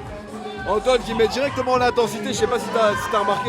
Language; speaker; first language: French; native; French